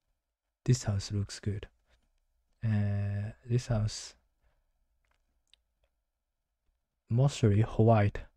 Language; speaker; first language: English; non-native, learner; Japanese